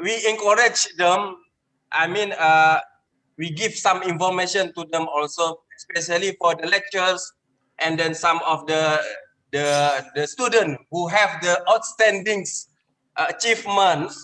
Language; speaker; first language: English; non-native, learner; Indonesian